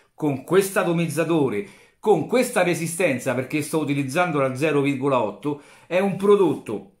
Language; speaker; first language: Italian; native; Italian